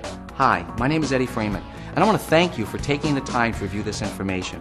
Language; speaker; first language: English; native; English